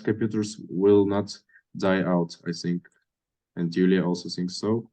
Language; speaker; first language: English; non-native, fluent; Russian